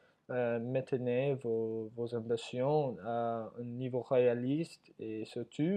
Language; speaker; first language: French; non-native, learner; English